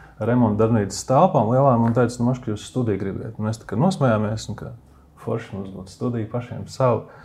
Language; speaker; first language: Latvian; native; Latvian